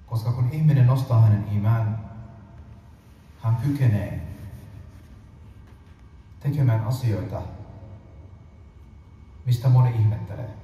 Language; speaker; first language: Finnish; early bilingual, other home language; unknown